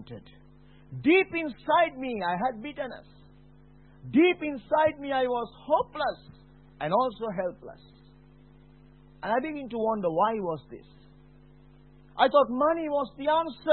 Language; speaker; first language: English; non-native, local second language; Sinhala